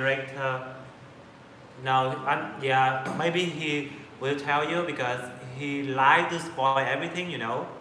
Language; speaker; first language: English; non-native, learner; Vietnamese